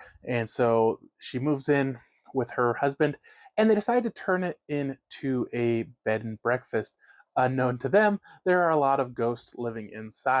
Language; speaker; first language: English; native; English